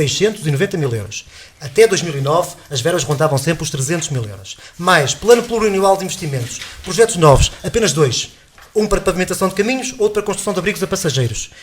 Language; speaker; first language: Portuguese; native; Portuguese